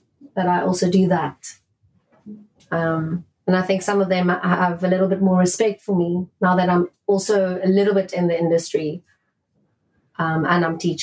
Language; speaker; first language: English; non-native, local second language; Afrikaans